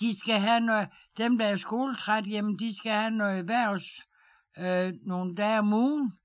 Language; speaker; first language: Danish; native; Danish